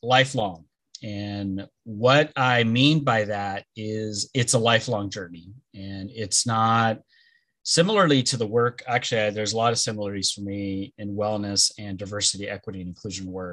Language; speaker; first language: English; early bilingual, other home language; Spanish